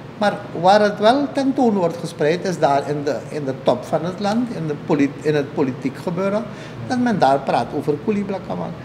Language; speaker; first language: Dutch; native; Dutch